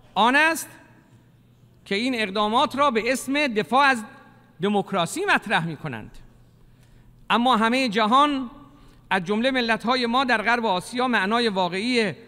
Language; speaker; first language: Persian; native; Persian